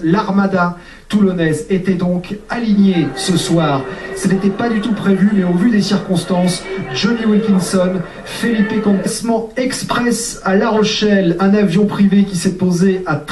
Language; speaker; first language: French; native; French